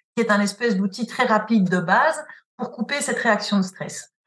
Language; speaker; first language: French; native; French